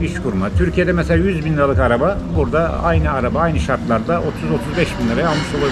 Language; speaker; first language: Turkish; native; Turkish